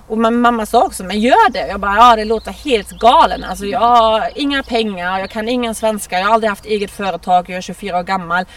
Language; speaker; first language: Swedish; non-native, fluent; German